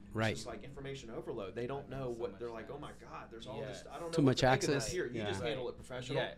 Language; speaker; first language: English; native; English